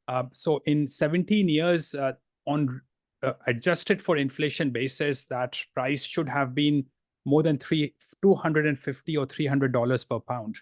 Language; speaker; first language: English; non-native, fluent; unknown